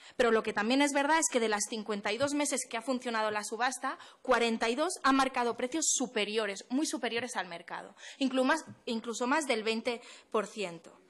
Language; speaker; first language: Spanish; non-native, local second language; Catalan